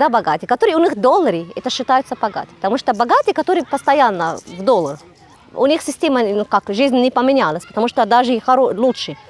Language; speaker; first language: Russian; non-native, fluent; Arabic